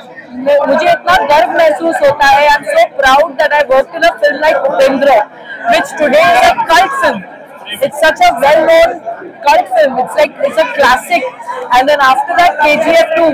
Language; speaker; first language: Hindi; native; Hindi